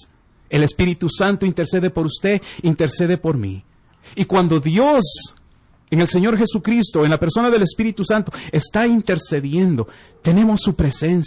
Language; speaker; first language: Spanish; native; Spanish